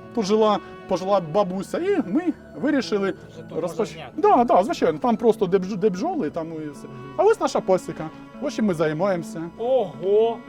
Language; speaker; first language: Ukrainian; native; Ukrainian